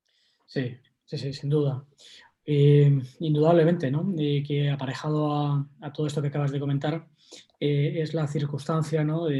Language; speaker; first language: Spanish; native; Spanish